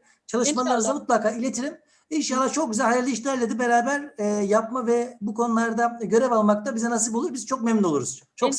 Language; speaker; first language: Turkish; native; Turkish